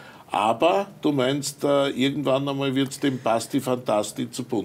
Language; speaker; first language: German; native; German